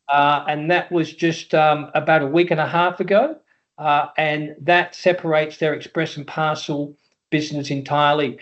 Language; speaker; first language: English; native; English